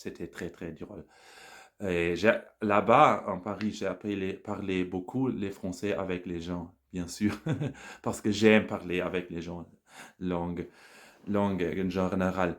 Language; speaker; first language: French; non-native, learner; German